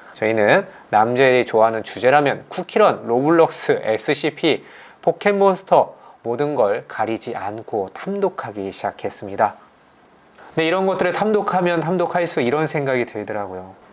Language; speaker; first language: Korean; native; Korean